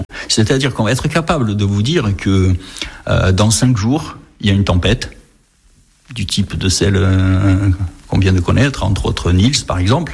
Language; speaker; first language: French; native; French